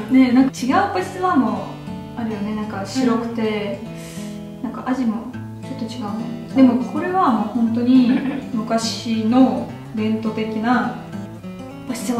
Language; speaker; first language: Japanese; non-native, fluent; Russian